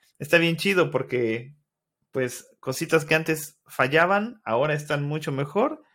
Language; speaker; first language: Spanish; native; Spanish